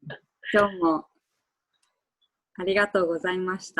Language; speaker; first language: Japanese; native; Japanese